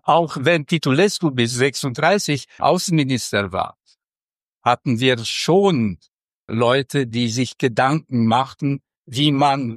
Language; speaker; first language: German; non-native, fluent; Romanian